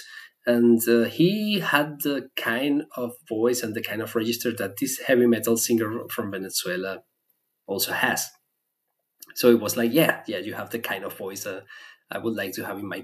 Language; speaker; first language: English; non-native, fluent; Spanish